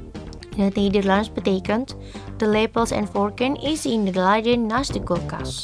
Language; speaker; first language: Dutch; non-native, learner; Indonesian